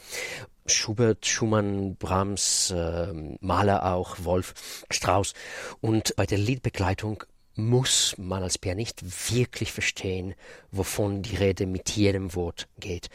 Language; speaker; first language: German; non-native, fluent; Russian